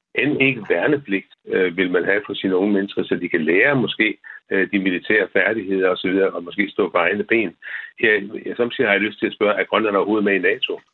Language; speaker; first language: Danish; native; Danish